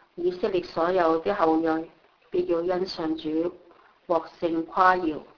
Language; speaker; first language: Chinese; non-native, local second language; Cantonese